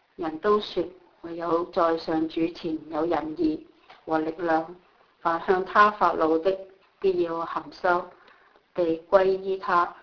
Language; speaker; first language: Chinese; non-native, local second language; Cantonese